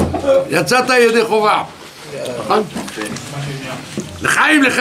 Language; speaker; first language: Hebrew; non-native, fluent; French